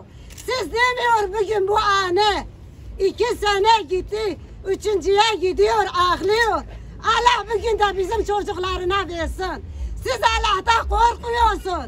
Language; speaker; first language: Turkish; non-native, local second language; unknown